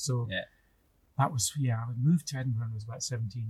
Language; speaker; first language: English; native; English